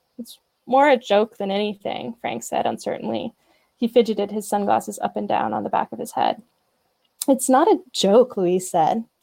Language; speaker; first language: English; native; English